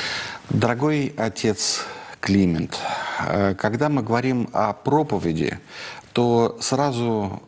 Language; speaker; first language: Russian; native; Russian